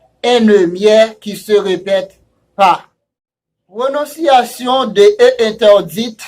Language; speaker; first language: French; non-native, fluent; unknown